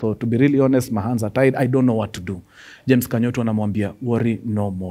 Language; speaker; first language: English; non-native, local second language; Swahili